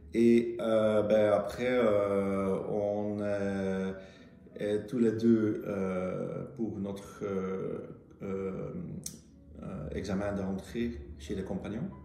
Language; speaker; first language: French; non-native, local second language; Dutch